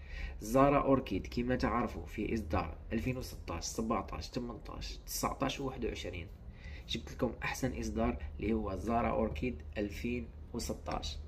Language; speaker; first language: Arabic; native; Arabic